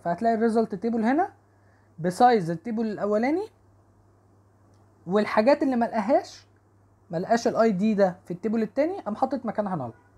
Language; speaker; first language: Arabic; native; Arabic